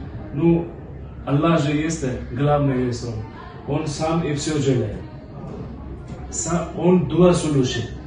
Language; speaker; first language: Russian; non-native, learner; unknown